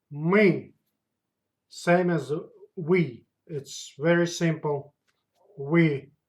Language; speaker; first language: English; non-native, fluent; Russian